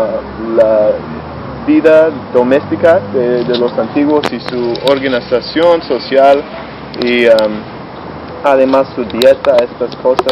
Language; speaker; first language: Spanish; non-native, fluent; English